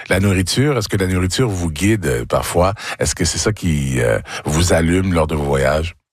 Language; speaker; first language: French; native; French